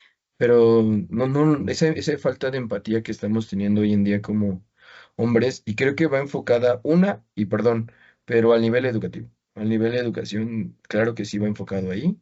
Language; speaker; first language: Spanish; native; Spanish